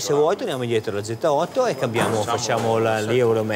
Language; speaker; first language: Italian; native; Italian